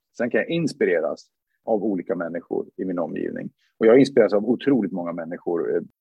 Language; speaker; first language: Swedish; native; Swedish